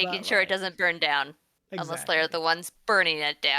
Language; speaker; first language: English; native; English